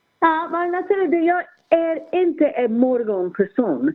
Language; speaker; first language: Swedish; non-native, learner; English